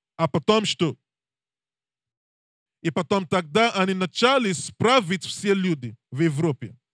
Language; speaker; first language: Russian; non-native, learner; English